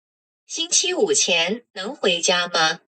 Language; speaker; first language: Chinese; non-native, learner; Kazakh